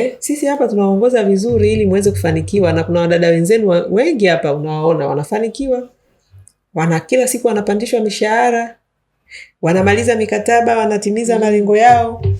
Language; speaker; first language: Swahili; native; Swahili